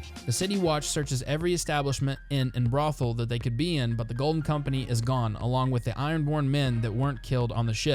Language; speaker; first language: English; native; English